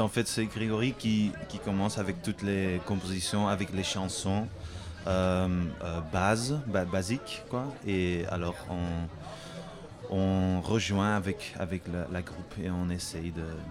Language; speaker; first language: French; non-native, fluent; Dutch